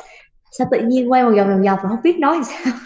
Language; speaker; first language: Vietnamese; native; Vietnamese